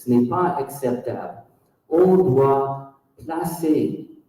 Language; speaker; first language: French; non-native, local second language; English